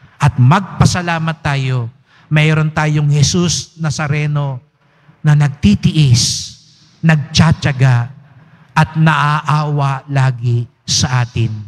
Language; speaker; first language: Filipino; native; Filipino